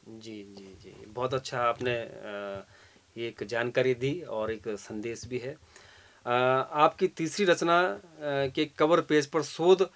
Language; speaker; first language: Hindi; native; Hindi